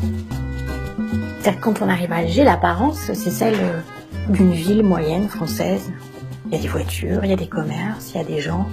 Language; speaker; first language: French; native; French